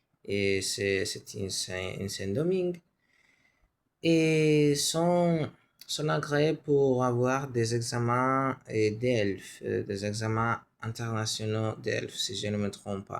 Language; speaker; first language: French; non-native, learner; Spanish